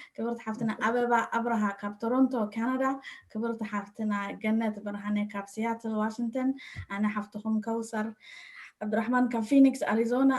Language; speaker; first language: Tigrinya; early bilingual, heritage; Tigrinya